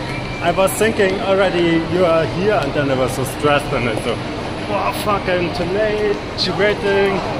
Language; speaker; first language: English; non-native, learner; German